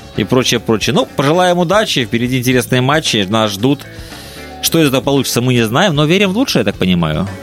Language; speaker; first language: Russian; native; Russian